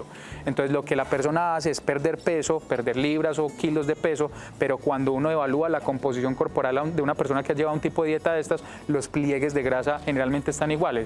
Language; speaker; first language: Spanish; native; Spanish